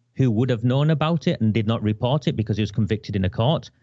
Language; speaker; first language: English; native; English